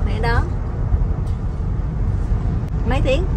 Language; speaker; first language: Vietnamese; native; Vietnamese